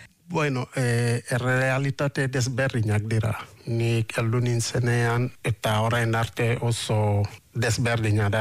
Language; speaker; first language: Basque; non-native, learner; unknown